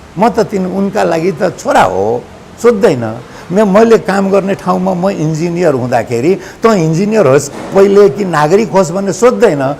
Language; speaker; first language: Nepali; non-native, local second language; Maithili